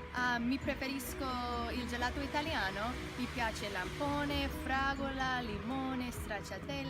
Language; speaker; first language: Italian; non-native, learner; English